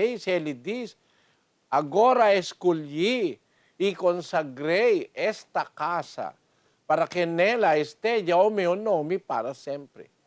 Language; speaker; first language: Portuguese; non-native, learner; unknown